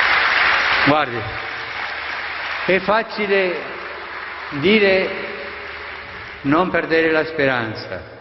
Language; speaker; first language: Italian; non-native, fluent; Spanish